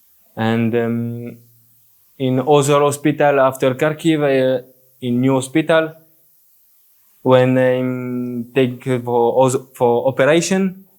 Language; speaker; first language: English; non-native, learner; French